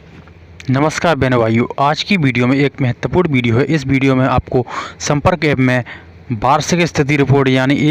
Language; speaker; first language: Hindi; native; Hindi